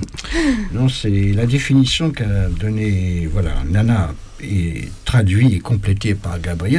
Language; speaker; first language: French; native; French